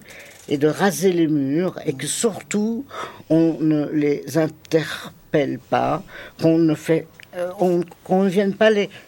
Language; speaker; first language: French; native; French